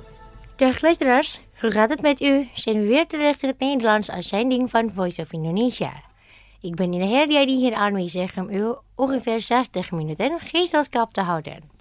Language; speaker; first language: Dutch; non-native, learner; Indonesian